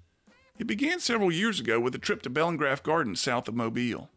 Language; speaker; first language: English; native; English